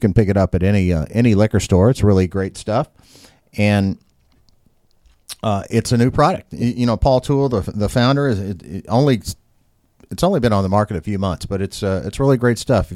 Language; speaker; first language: English; native; English